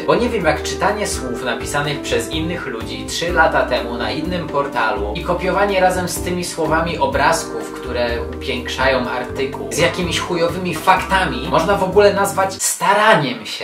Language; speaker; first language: Polish; native; Polish